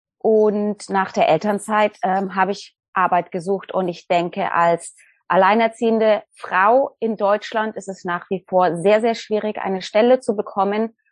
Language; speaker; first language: German; native; German